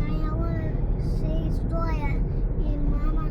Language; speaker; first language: Danish; early bilingual, other home language; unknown